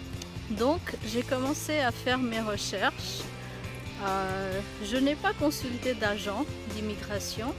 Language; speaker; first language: French; non-native, fluent; Bangla